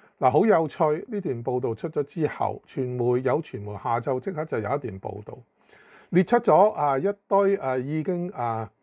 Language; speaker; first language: Chinese; non-native, local second language; Cantonese